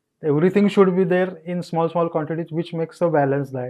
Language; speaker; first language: English; non-native, local second language; Marathi